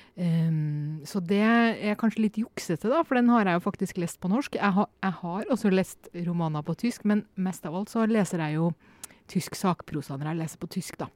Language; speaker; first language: Norwegian; native; Norwegian